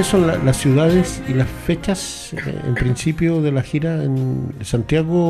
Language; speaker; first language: Spanish; native; Spanish